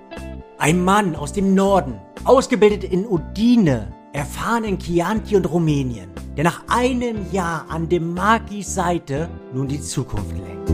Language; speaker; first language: German; native; German